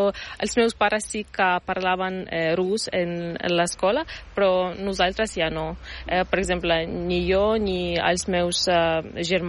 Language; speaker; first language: Catalan; non-native, learner; Ukrainian